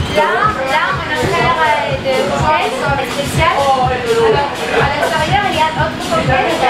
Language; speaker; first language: French; non-native, learner; Spanish